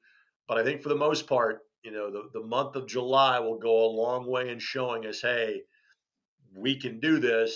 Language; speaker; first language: English; native; English